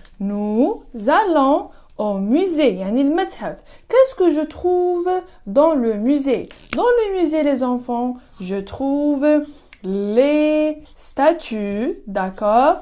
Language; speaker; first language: French; non-native, local second language; Arabic